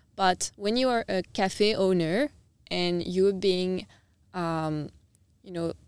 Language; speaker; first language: English; non-native, fluent; French